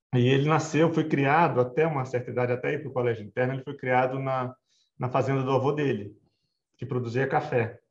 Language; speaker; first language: Portuguese; native; Portuguese